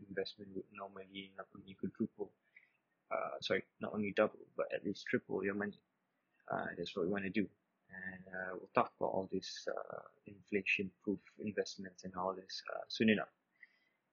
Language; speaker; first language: English; non-native, local second language; Malay